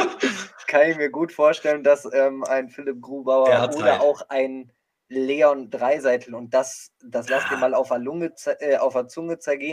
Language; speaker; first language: German; native; German